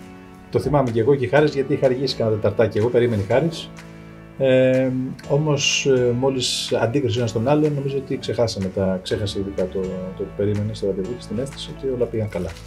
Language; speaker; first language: Greek; native; Greek